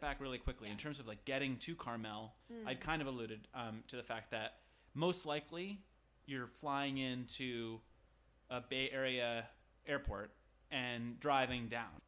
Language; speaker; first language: English; native; English